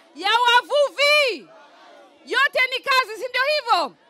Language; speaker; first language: Swahili; native; Swahili